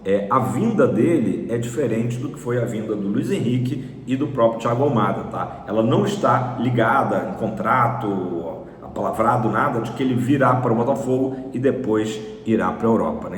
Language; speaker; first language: Portuguese; native; Portuguese